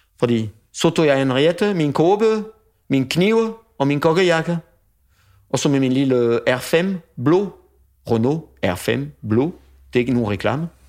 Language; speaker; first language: Danish; non-native, fluent; French